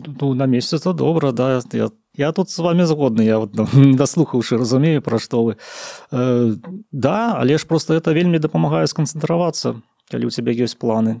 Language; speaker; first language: Belarusian; native; Belarusian